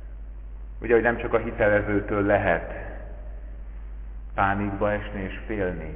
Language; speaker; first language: Hungarian; native; Hungarian